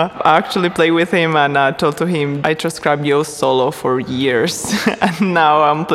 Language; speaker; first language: English; non-native, fluent; Italian